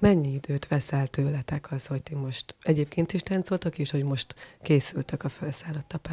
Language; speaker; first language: Hungarian; native; Hungarian